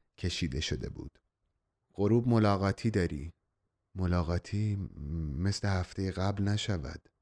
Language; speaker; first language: Persian; native; Persian